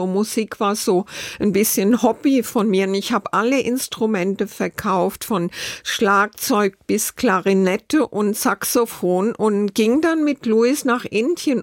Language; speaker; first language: German; native; German